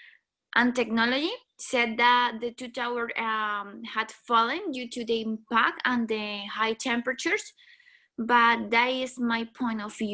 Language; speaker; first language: English; non-native, learner; Spanish